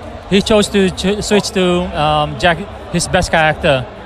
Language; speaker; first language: English; non-native, fluent; Indonesian